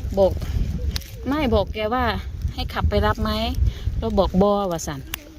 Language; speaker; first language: Thai; native; Thai